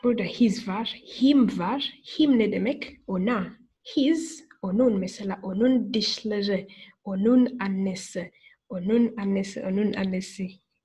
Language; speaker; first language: Turkish; non-native, fluent; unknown